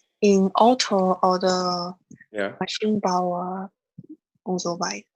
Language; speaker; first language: German; non-native, learner; Chinese